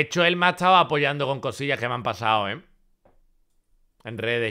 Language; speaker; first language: Spanish; native; Spanish